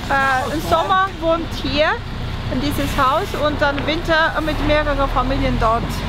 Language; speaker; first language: German; non-native, fluent; Romanian